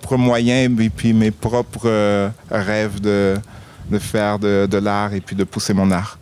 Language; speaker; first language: French; native; French